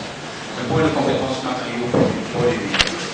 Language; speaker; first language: French; non-native, fluent; German